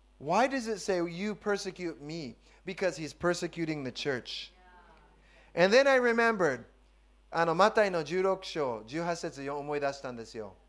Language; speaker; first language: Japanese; non-native, fluent; English